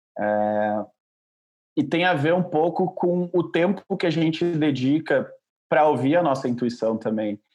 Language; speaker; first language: Portuguese; native; Portuguese